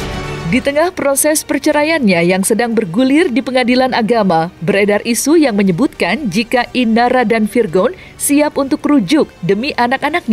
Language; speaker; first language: Indonesian; native; Indonesian